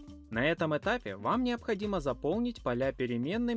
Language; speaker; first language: Russian; native; Russian